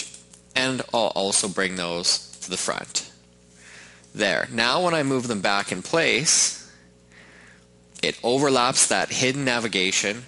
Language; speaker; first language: English; native; English